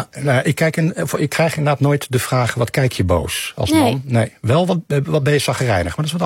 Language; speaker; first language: Dutch; native; Dutch